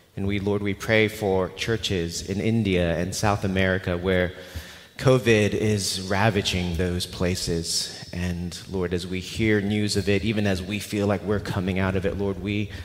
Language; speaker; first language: English; non-native, local second language; Cantonese